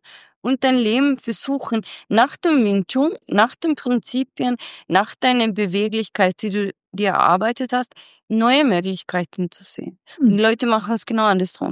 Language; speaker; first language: German; non-native, fluent; Swedish